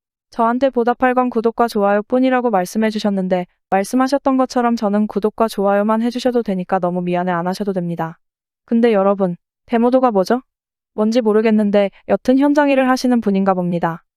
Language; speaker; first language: Korean; native; Korean